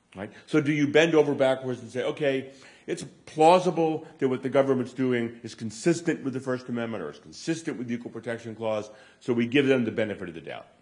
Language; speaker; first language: English; native; English